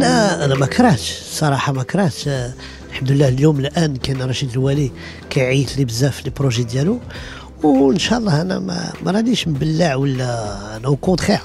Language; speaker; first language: Arabic; early bilingual, heritage; Arabic